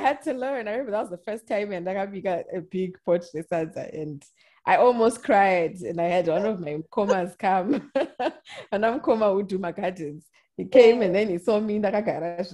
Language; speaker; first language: English; non-native, local second language; Shona